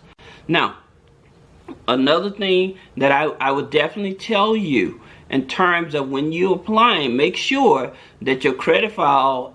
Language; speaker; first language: English; native; English